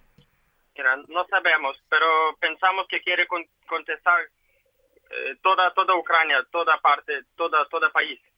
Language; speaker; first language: Spanish; non-native, learner; Ukrainian